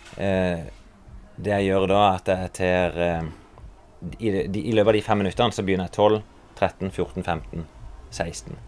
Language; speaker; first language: Norwegian; native; Norwegian